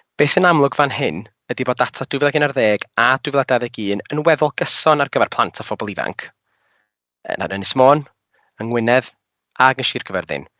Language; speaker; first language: Welsh; native; Welsh